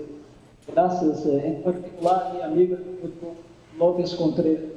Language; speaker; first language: Spanish; non-native, fluent; Portuguese